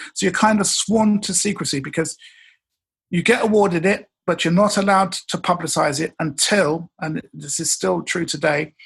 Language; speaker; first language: English; native; English